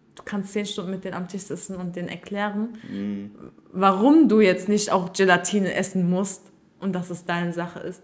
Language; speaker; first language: German; early bilingual, other home language; Turkish